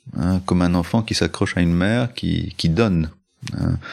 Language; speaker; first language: French; early bilingual, other home language; Spanish